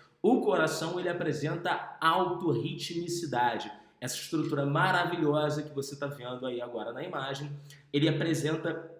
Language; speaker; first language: Portuguese; native; Portuguese